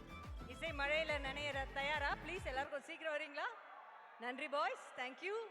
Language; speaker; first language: Tamil; native; Tamil